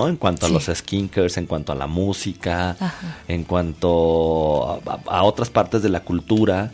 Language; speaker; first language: Spanish; native; Spanish